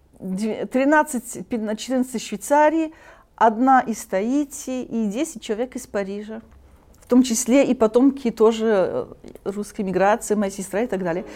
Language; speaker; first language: Russian; early bilingual, heritage; Russian